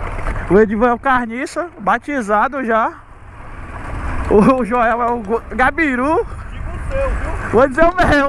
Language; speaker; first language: Portuguese; native; Portuguese